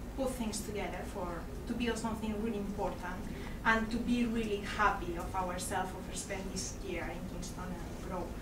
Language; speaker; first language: English; non-native, fluent; Spanish